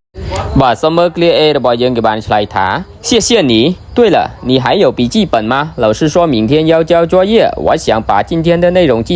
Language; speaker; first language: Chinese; non-native, fluent; Khmer